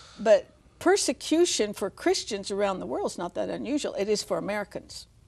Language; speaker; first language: English; native; English